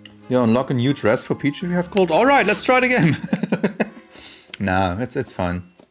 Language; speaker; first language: English; non-native, fluent; German